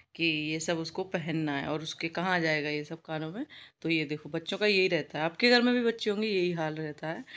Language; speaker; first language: Hindi; native; Hindi